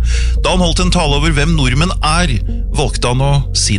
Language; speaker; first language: Norwegian; native; Norwegian